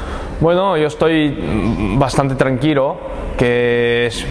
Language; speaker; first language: Spanish; non-native, learner; Japanese